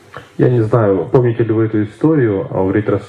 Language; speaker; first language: Russian; native; Russian